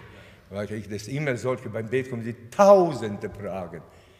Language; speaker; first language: German; non-native, fluent; Latvian